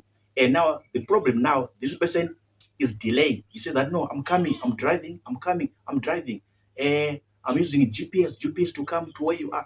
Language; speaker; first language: English; non-native, local second language; Shona